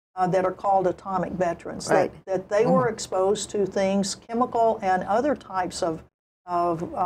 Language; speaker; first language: English; native; English